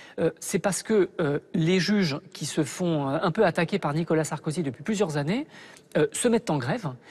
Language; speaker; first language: French; native; French